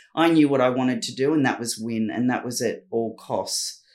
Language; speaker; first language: English; native; English